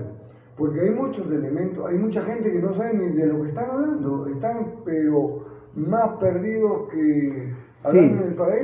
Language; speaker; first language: Spanish; native; Spanish